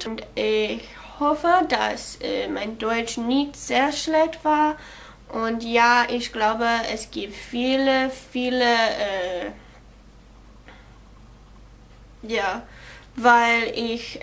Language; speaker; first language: German; non-native, learner; English